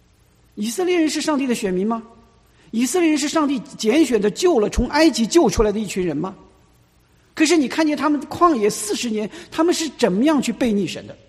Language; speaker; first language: Chinese; native; Chinese